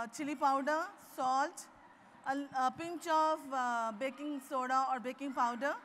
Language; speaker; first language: English; non-native, local second language; Urdu